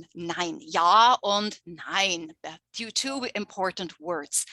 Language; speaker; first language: German; non-native, fluent; English